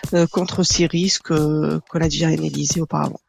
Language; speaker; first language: French; non-native, local second language; Arabic